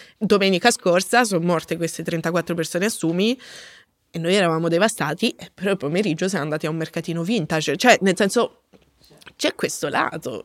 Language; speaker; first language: Italian; native; Italian